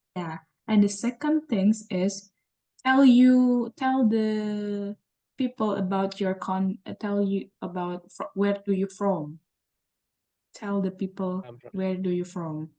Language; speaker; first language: English; non-native, learner; Indonesian